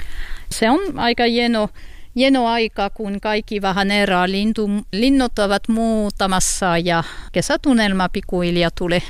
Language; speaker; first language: Finnish; non-native, learner; French